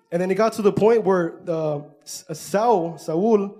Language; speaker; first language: English; early bilingual, other home language; Spanish